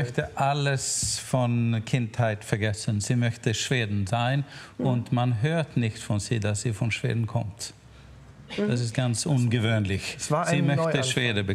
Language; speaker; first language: German; non-native, learner; Swedish